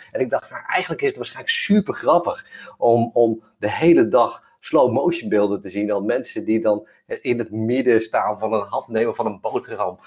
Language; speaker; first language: Dutch; native; Dutch